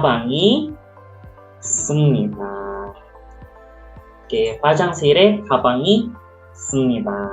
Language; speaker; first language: Korean; non-native, local second language; Indonesian